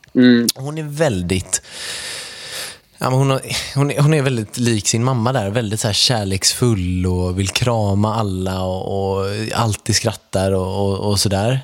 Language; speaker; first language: Swedish; native; Swedish